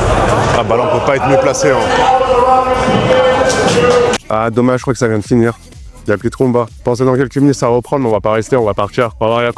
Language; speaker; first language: French; native; French